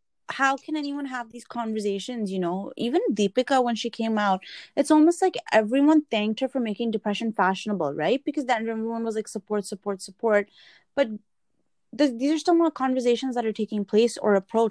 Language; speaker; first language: English; non-native, local second language; Hindi